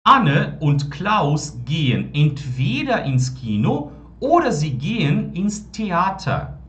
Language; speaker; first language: German; non-native, fluent; Portuguese